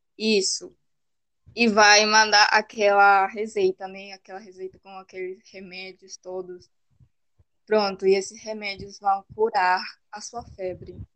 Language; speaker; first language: Portuguese; non-native, fluent; Spanish